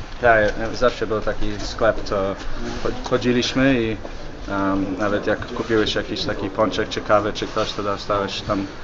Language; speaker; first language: Polish; early bilingual, heritage; English